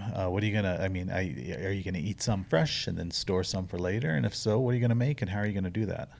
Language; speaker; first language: English; native; English